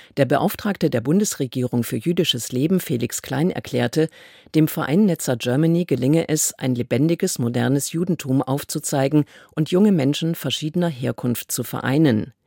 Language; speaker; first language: German; native; German